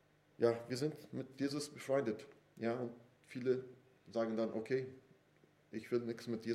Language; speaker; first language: German; non-native, fluent; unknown